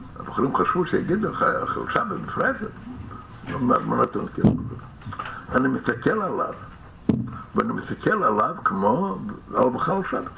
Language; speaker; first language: Hebrew; non-native, fluent; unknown